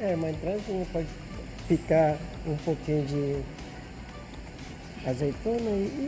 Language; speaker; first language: Portuguese; non-native, fluent; Japanese